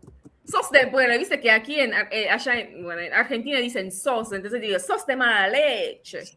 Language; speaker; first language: Spanish; non-native, fluent; English